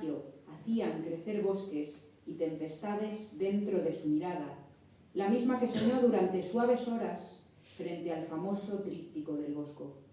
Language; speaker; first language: Spanish; native; Spanish